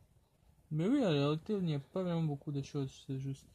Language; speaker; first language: French; non-native, learner; Croatian